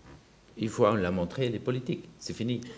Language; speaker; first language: French; non-native, local second language; Arabic